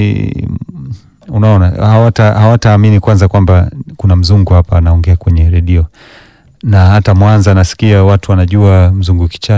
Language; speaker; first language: Swahili; early bilingual, other home language; Danish